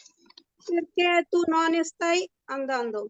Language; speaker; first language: Italian; non-native, learner; Bangla